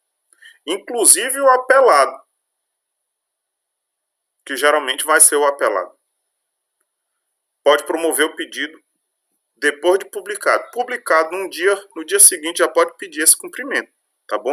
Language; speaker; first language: Portuguese; native; Portuguese